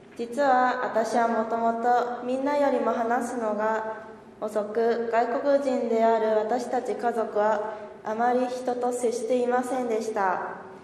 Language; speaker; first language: Japanese; early bilingual, other home language; Chinese